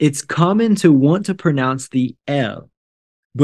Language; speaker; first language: English; native; English